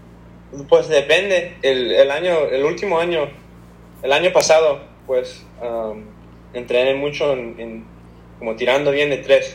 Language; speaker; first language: Spanish; early bilingual, heritage; Spanish